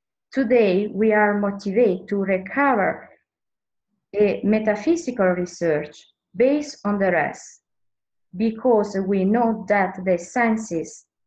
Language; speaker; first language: English; non-native, learner; Italian